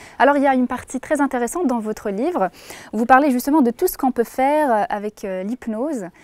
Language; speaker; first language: French; non-native, local second language; Arabic